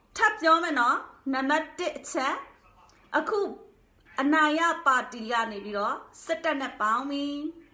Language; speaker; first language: Burmese; non-native, local second language; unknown